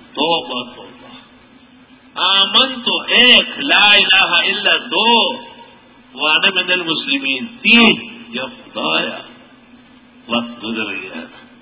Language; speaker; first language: Urdu; non-native, local second language; Pashto